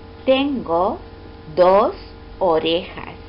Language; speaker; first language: Spanish; non-native, fluent; English